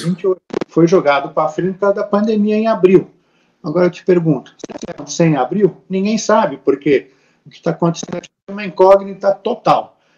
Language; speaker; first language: Portuguese; native; Portuguese